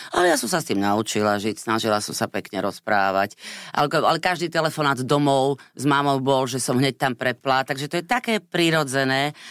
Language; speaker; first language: Slovak; native; Slovak